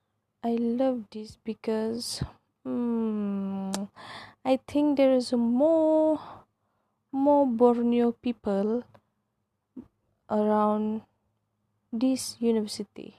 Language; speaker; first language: English; non-native, local second language; Malay